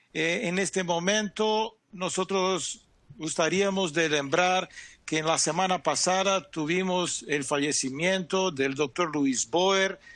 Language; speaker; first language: Spanish; non-native, fluent; Portuguese